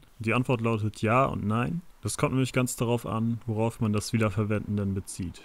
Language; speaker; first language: German; native; German